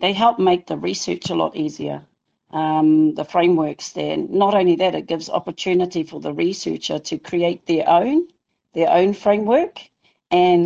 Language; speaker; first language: English; non-native, local second language; Māori